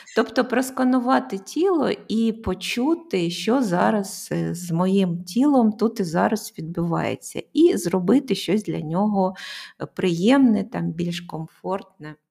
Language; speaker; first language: Ukrainian; non-native, local second language; Russian